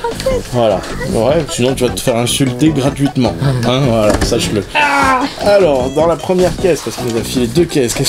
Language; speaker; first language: French; native; French